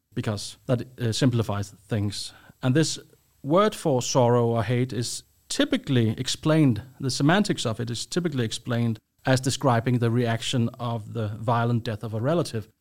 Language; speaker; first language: English; non-native, fluent; Danish